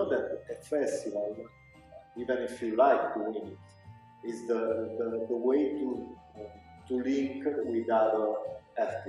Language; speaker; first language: English; non-native, learner; Italian